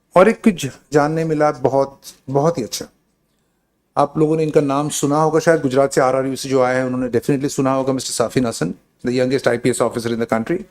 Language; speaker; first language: Hindi; non-native, local second language; Bangla